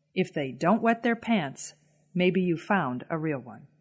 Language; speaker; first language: English; native; English